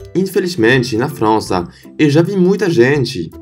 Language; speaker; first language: Portuguese; non-native, fluent; French